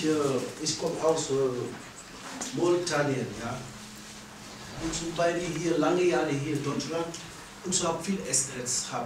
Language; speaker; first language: German; non-native, learner; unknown